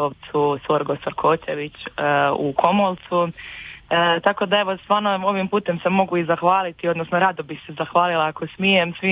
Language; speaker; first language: Croatian; native; Croatian